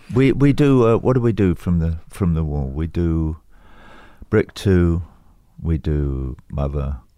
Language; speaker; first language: English; native; English